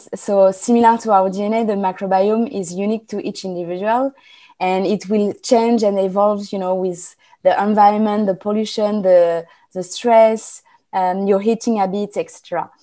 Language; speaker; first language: English; non-native, fluent; French